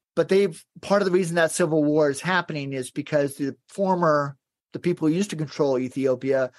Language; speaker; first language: English; native; English